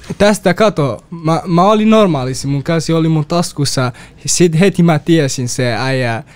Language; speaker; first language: Finnish; non-native, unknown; Kurdish